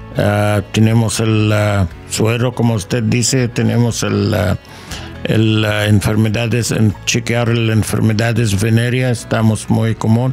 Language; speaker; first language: Spanish; non-native, fluent; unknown